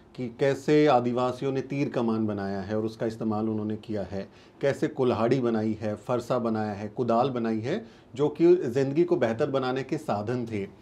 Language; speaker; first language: Hindi; native; Hindi